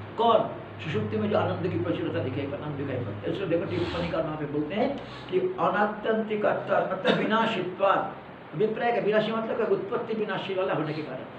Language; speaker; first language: Hindi; non-native, local second language; Malayalam